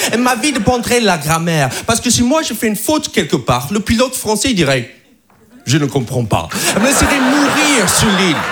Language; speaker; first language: French; non-native, fluent; English